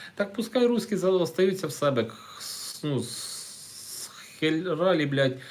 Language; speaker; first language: Russian; non-native, local second language; Ukrainian